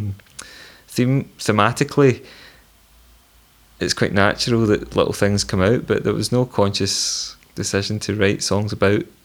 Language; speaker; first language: English; native; English